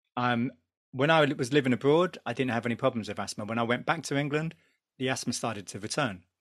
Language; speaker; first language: English; native; English